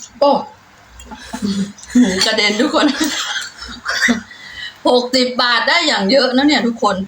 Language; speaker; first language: Thai; native; Thai